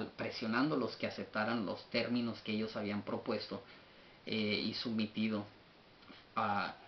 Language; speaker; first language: Spanish; native; Spanish